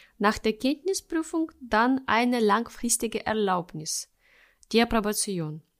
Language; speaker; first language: German; non-native, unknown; Russian